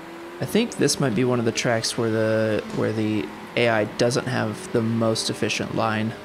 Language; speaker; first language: English; native; English